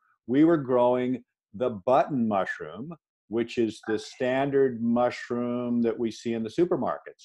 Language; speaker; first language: English; native; English